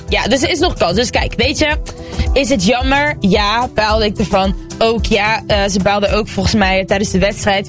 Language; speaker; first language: Dutch; early bilingual, other home language; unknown